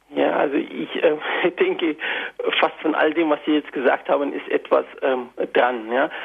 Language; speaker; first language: German; non-native, fluent; Turkish